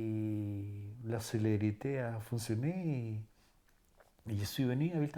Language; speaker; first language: French; non-native, fluent; Spanish